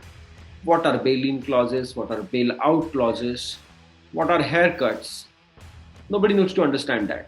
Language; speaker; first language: English; non-native, local second language; Marathi